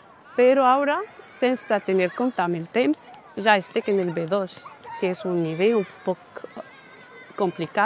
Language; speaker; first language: Catalan; non-native, fluent; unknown